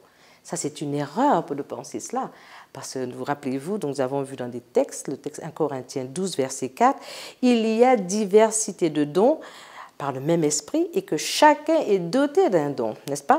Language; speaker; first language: French; native; French